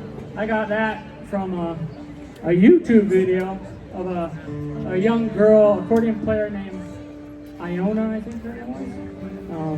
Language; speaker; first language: English; native; English